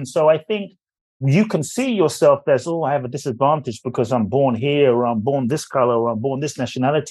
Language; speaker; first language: English; native; English